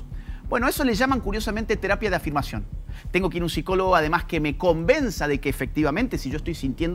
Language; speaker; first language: Spanish; native; Spanish